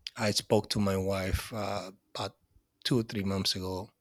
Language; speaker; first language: English; early bilingual, other home language; Spanish